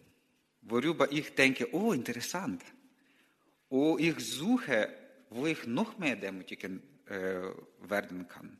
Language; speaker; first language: German; non-native, learner; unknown